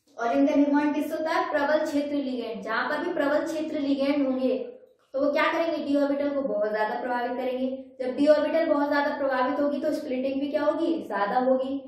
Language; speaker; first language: Hindi; native; Hindi